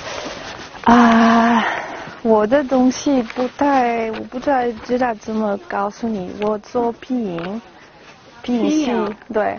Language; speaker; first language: Chinese; non-native, learner; French